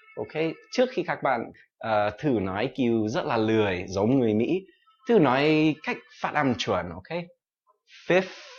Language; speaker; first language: Vietnamese; non-native, fluent; English